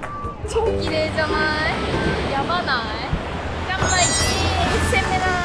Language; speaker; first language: Japanese; native; Japanese